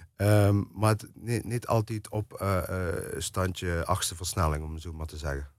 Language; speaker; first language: Dutch; native; Dutch